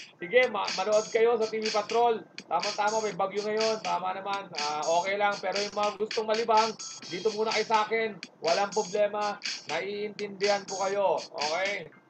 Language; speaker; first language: Filipino; native; Filipino